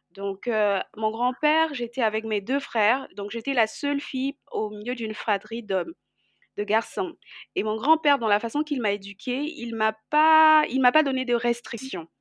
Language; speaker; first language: French; non-native, local second language; Lingala